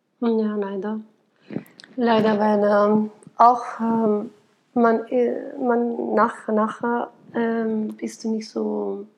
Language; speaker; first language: German; non-native, fluent; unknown